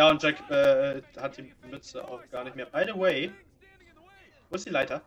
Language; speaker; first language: German; native; German